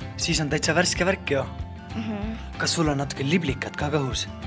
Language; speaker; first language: Estonian; native; Estonian